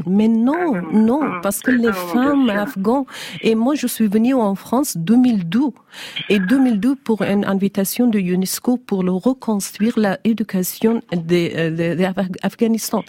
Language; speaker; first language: French; non-native, learner; Persian